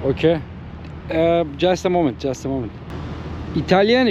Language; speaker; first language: English; non-native, learner; Turkish